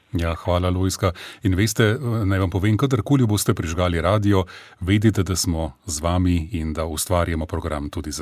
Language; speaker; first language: Slovenian; native; Slovenian